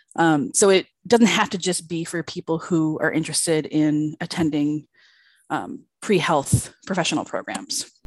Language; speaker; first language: English; native; English